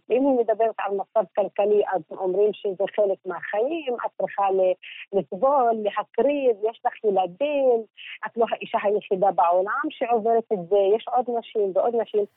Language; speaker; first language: Hebrew; non-native, local second language; Arabic